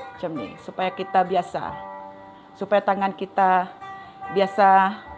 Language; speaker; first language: Malay; non-native, local second language; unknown